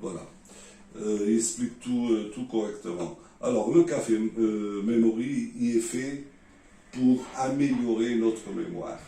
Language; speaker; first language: French; non-native, learner; Portuguese